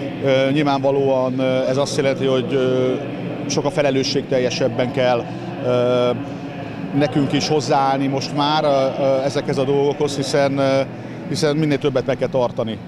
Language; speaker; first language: Hungarian; native; Hungarian